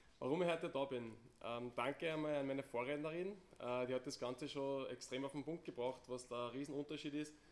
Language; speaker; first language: German; native; German